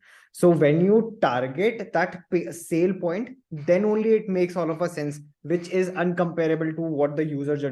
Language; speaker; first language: English; non-native, local second language; Hindi